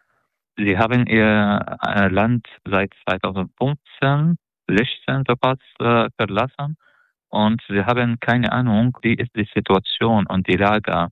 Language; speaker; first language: German; non-native, learner; Arabic